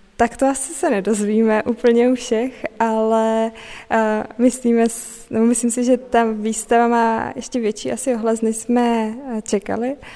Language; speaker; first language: Czech; native; Czech